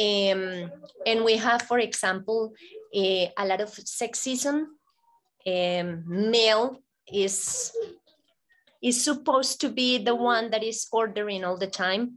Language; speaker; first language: English; non-native, fluent; Spanish